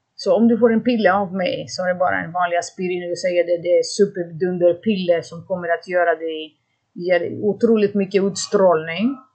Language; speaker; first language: Swedish; non-native, fluent; Greek